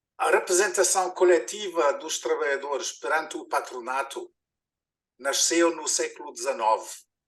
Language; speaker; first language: Portuguese; non-native, fluent; German